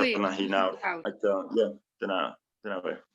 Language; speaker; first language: Welsh; non-native, fluent; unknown